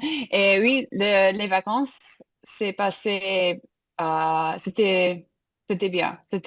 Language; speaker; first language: French; non-native, fluent; English